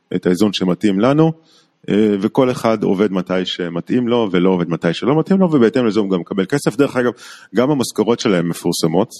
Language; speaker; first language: Hebrew; native; Hebrew